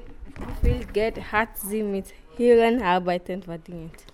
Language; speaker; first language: German; non-native, learner; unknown